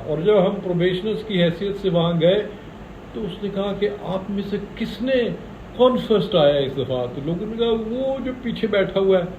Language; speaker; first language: Urdu; native; Urdu